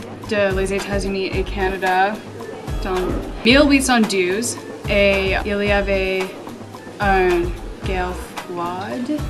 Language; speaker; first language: French; non-native, learner; English